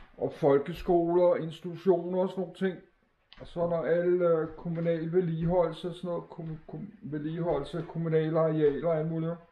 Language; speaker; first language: Danish; native; Danish